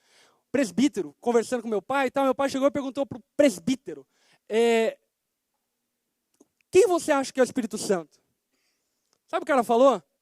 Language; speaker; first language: Portuguese; native; Portuguese